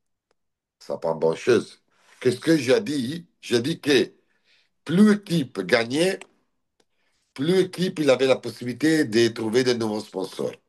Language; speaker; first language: French; non-native, learner; Italian